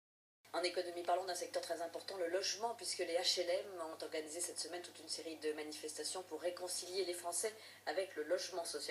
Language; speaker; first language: French; native; French